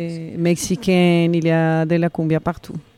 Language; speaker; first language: French; non-native, fluent; Spanish